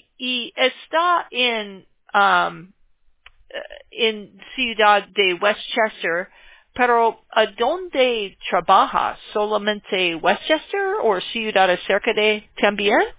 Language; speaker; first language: Spanish; non-native, learner; English